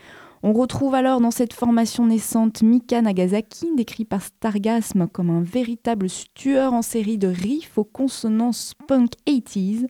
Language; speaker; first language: French; native; French